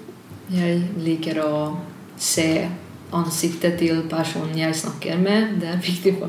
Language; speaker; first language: Swedish; non-native, learner; Hungarian